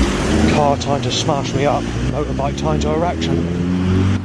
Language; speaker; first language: English; native; English